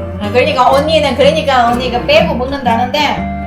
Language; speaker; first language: Korean; non-native, fluent; Vietnamese